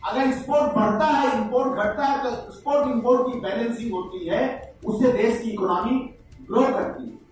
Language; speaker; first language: Hindi; non-native, local second language; Bangla